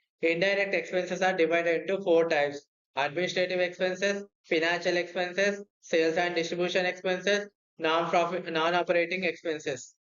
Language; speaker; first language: English; non-native, local second language; Telugu